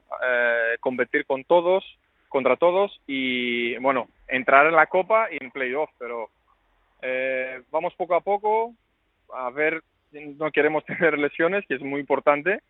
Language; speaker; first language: Spanish; non-native, fluent; Greek